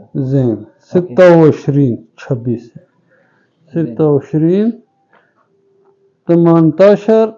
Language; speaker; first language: Arabic; non-native, learner; Urdu